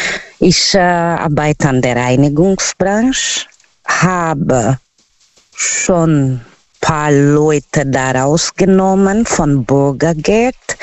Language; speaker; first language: German; non-native, local second language; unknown